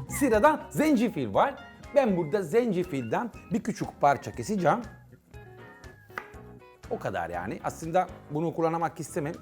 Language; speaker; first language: Turkish; non-native, learner; Italian